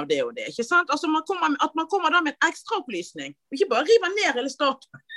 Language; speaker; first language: Norwegian; native; Norwegian